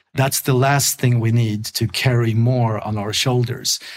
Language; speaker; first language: English; non-native, fluent; Swedish